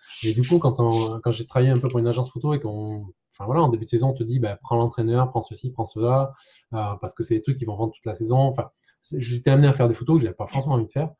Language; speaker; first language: French; native; French